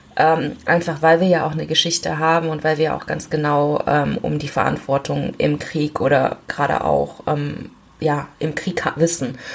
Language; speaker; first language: German; early bilingual, other home language; Korean